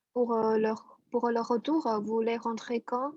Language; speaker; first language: French; non-native, fluent; Chinese